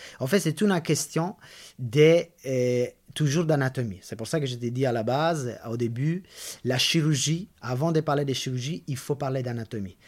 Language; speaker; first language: French; non-native, fluent; Italian